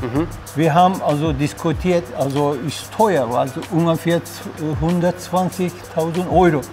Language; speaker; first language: German; non-native, learner; Turkish